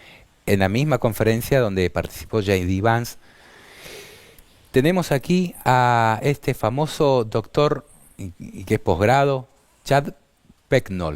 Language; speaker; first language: Spanish; native; Spanish